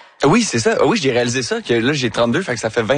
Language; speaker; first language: French; native; French